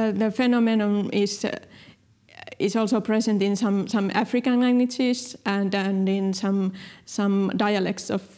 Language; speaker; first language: English; non-native, fluent; Finnish